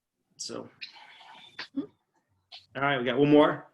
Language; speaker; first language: English; native; English